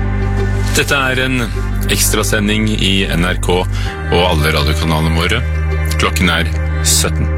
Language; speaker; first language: Norwegian; native; Norwegian